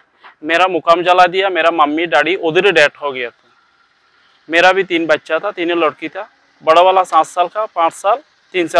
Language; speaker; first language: Hindi; non-native, learner; Rohingya